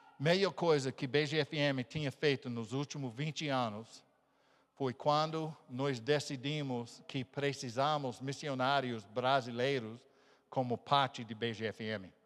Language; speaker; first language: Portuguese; non-native, fluent; English